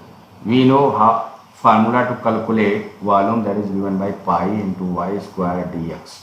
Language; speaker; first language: English; non-native, local second language; Hindi